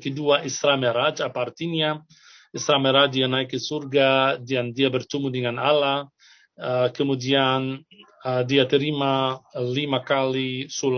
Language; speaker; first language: Indonesian; non-native, fluent; Arabic